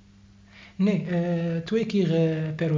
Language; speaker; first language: Dutch; non-native, learner; Arabic